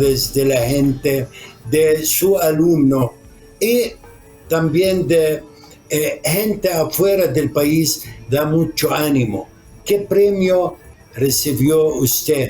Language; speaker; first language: Spanish; non-native, fluent; Arabic